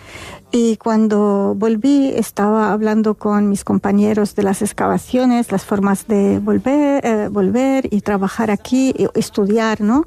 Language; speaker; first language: Spanish; non-native, fluent; Arabic